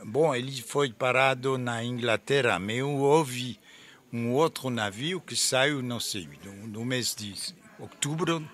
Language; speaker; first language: Portuguese; non-native, fluent; French